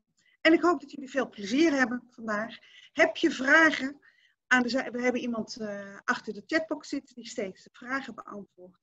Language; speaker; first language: Dutch; native; Dutch